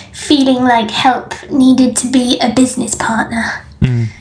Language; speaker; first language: English; native; English